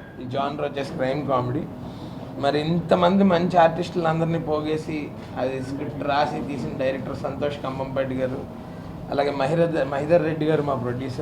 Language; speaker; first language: Telugu; native; Telugu